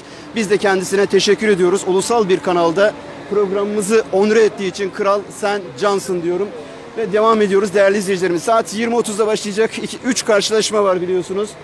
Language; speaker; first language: Turkish; native; Turkish